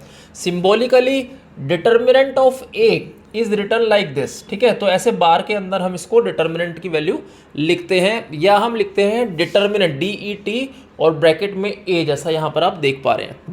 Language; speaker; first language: Hindi; native; Hindi